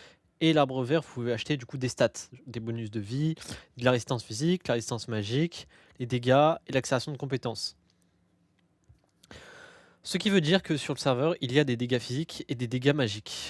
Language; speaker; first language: French; native; French